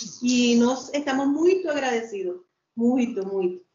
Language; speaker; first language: Portuguese; non-native, learner; Spanish